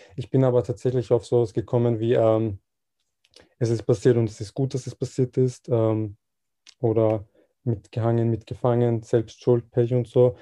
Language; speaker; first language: German; early bilingual, other home language; Serbian